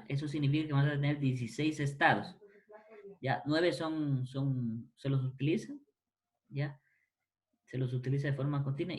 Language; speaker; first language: Spanish; native; Spanish